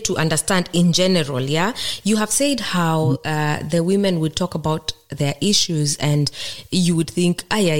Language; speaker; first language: English; non-native, local second language; Kikuyu